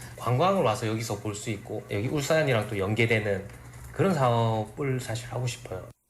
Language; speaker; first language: Korean; native; Korean